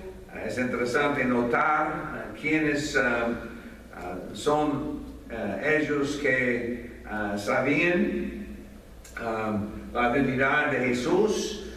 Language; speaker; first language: Spanish; non-native, fluent; English